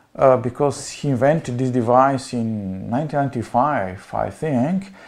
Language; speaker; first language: English; non-native, learner; Slovenian